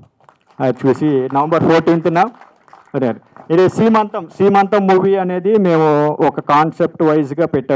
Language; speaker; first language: Telugu; native; Telugu